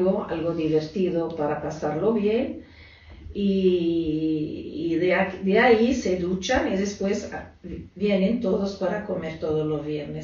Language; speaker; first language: Spanish; non-native, fluent; Arabic